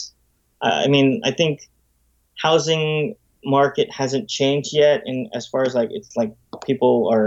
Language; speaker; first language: English; native; English